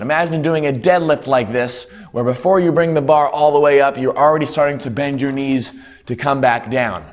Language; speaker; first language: English; native; English